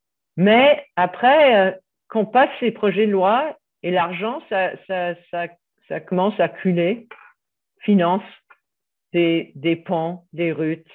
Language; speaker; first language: French; non-native, fluent; English